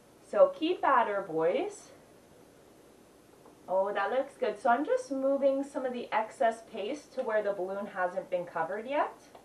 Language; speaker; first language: English; native; English